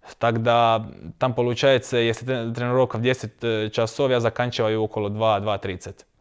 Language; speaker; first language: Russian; non-native, learner; Croatian